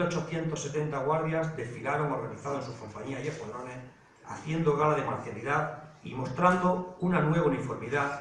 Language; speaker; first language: Spanish; native; Spanish